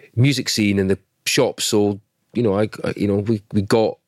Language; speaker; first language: English; native; English